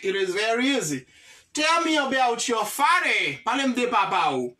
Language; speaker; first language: English; non-native, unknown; Haitian Creole